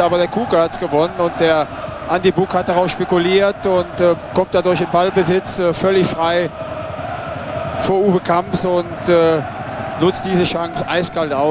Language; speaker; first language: German; native; German